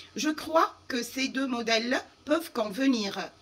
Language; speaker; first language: French; non-native, fluent; Arabic